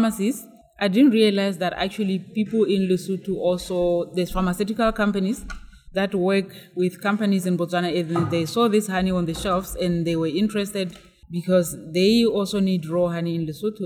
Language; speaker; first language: English; non-native, local second language; Tswana